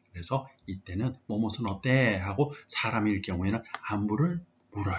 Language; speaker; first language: Korean; native; Korean